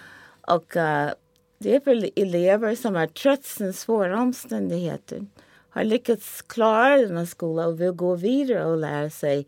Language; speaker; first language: Swedish; non-native, fluent; English